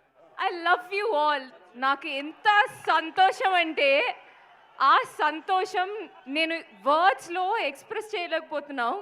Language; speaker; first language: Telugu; non-native, fluent; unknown